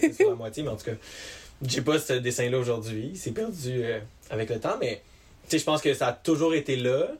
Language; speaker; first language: French; native; French